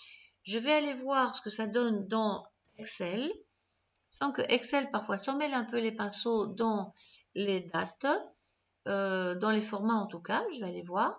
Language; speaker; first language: French; native; French